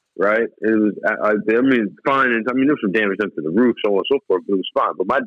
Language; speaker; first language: English; native; English